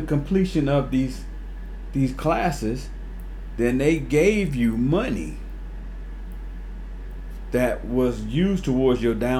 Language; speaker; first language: English; native; English